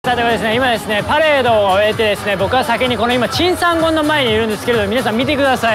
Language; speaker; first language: Japanese; native; Japanese